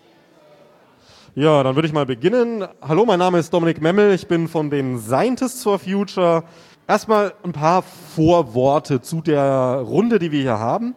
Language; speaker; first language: German; native; German